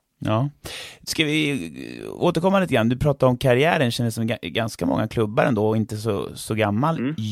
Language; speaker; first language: Swedish; native; Swedish